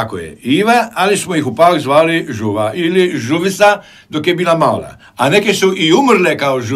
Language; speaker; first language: Croatian; native; Croatian